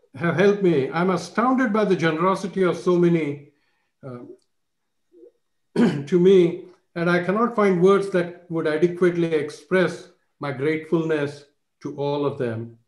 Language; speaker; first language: English; non-native, local second language; Marathi